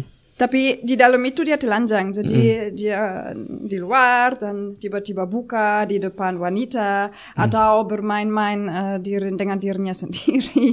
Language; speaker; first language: Indonesian; non-native, fluent; German